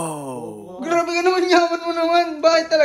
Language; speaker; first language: Filipino; native; Filipino